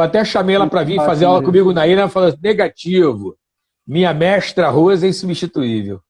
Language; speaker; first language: Portuguese; native; Portuguese